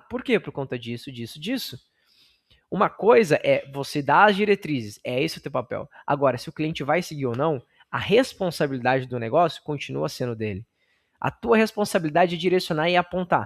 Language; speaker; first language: Portuguese; native; Portuguese